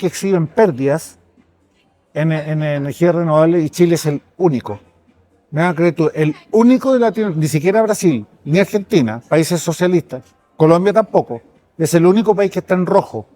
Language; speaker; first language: Spanish; native; Spanish